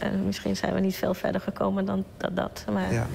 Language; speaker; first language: Dutch; early bilingual, other home language; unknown